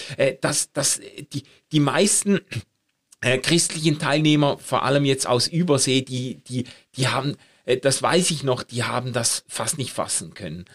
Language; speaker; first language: German; native; German